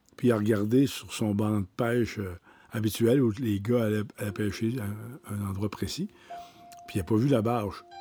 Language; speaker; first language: French; native; French